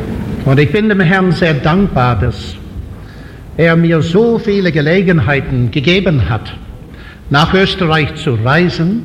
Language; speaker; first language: German; non-native, fluent; English